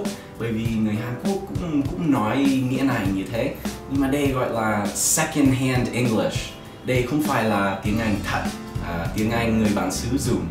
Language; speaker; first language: Vietnamese; non-native, fluent; English